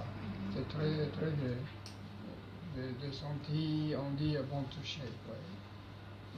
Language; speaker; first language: French; non-native, learner; Japanese